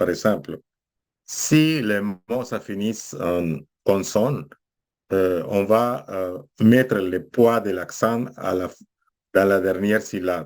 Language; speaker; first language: French; non-native, fluent; Spanish